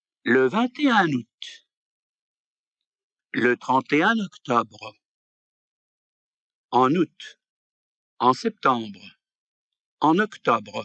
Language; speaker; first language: French; native; French